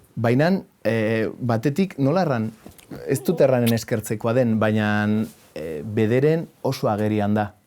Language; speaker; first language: Basque; non-native, local second language; Spanish